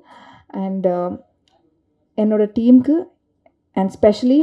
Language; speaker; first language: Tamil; non-native, learner; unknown